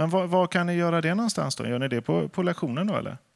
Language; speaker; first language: Swedish; native; Swedish